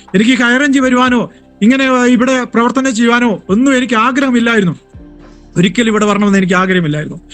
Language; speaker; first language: Malayalam; native; Malayalam